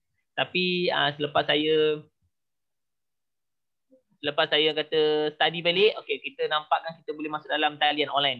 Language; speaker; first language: Malay; native; Malay